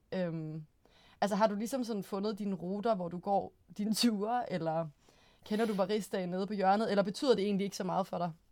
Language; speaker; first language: Danish; native; Danish